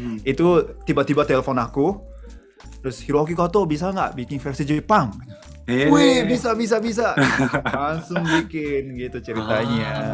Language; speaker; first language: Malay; non-native, fluent; Japanese